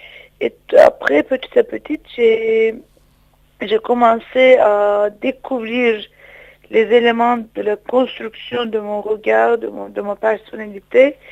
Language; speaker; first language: French; non-native, fluent; Turkish